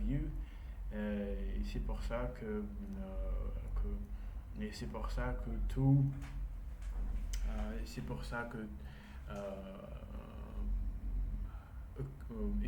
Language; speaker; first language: French; non-native, learner; Russian